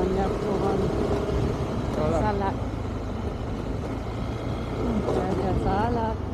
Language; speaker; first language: Indonesian; non-native, learner; English